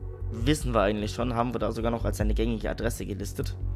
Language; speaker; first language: German; native; German